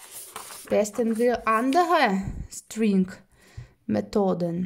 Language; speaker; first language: German; non-native, fluent; Russian